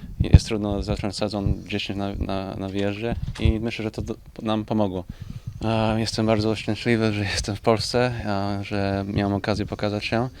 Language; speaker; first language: Polish; non-native, fluent; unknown